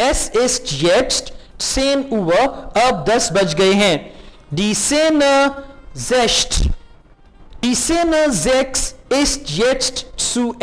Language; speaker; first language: German; non-native, fluent; Urdu